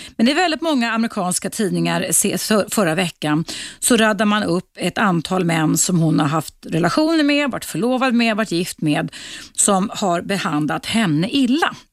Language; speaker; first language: Swedish; native; Swedish